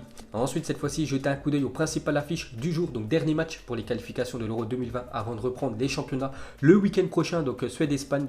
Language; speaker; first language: French; native; French